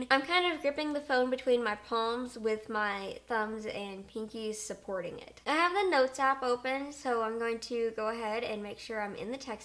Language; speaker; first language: English; native; English